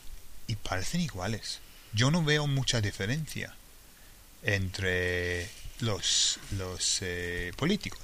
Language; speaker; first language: Spanish; non-native, fluent; English